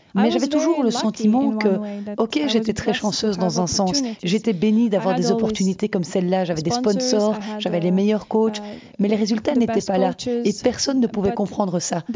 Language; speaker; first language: French; non-native, fluent; Ukrainian